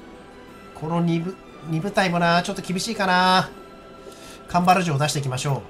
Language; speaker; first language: Japanese; native; Japanese